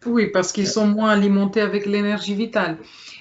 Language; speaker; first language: French; non-native, fluent; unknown